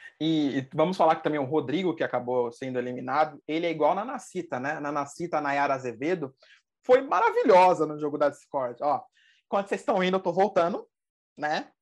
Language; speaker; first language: Portuguese; native; Portuguese